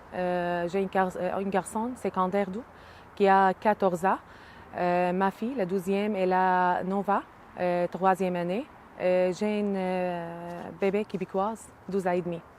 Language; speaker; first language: French; non-native, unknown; Arabic